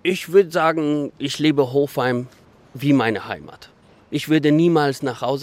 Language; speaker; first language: German; non-native, fluent; Persian